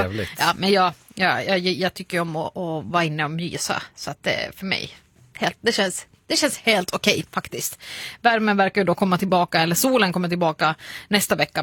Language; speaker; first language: Swedish; native; Swedish